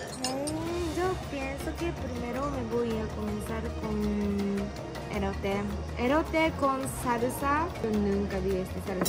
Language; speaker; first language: Spanish; non-native, learner; Japanese